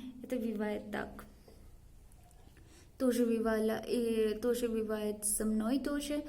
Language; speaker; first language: Russian; non-native, learner; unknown